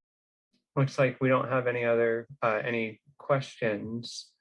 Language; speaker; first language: English; native; English